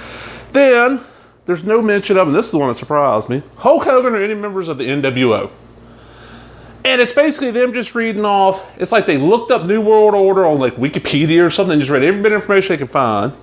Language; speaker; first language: English; native; English